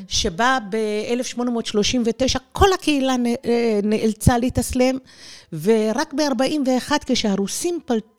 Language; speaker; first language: Hebrew; early bilingual, other home language; Persian